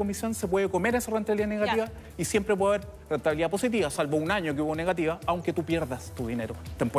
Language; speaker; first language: Spanish; native; Spanish